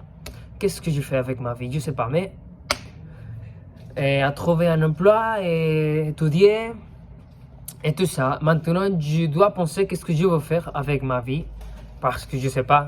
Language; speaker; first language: French; non-native, fluent; Spanish